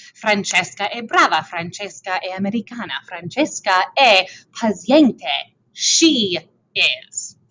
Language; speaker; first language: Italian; non-native, learner; English